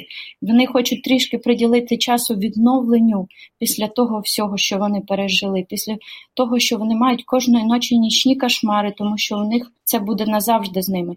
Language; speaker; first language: Ukrainian; native; Ukrainian